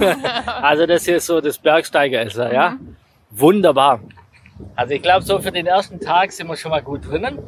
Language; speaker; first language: German; native; German